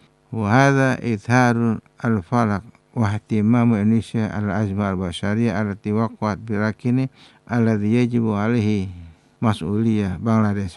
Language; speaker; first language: Arabic; non-native, fluent; Indonesian